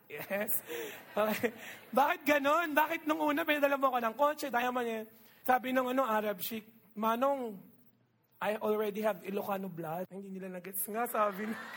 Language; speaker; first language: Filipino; non-native, local second language; Iloko